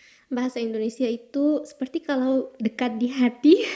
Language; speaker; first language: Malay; non-native, fluent; Arabic